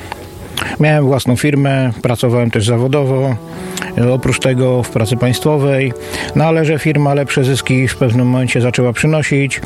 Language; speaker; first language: Polish; native; Polish